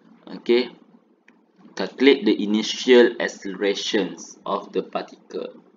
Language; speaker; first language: English; non-native, local second language; Malay